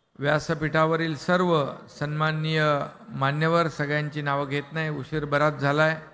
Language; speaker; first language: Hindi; non-native, local second language; Marathi